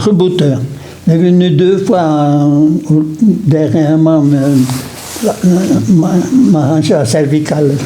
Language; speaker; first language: French; non-native, local second language; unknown